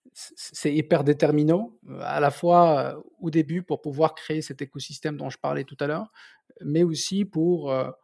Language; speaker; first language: French; non-native, local second language; Berber languages